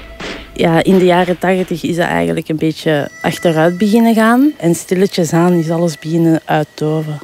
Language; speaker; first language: Dutch; native; Dutch